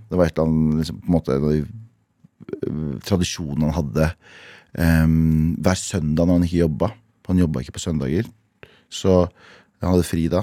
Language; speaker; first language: Norwegian; early bilingual, other home language; Kurdish